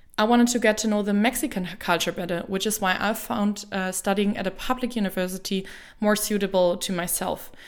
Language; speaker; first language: English; non-native, fluent; German